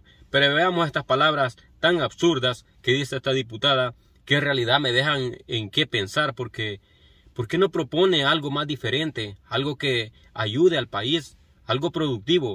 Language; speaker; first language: Spanish; native; Spanish